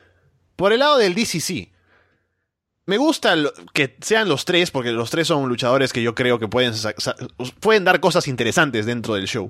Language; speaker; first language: Spanish; native; Spanish